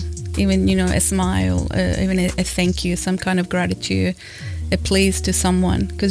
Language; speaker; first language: English; non-native, fluent; Spanish